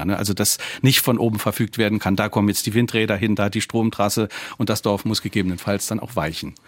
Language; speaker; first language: German; native; German